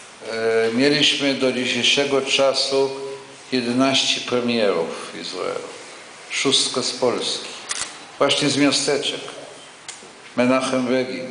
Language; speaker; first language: Polish; non-native, local second language; Yiddish